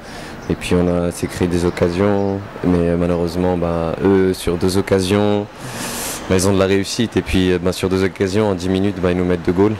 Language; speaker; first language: French; native; French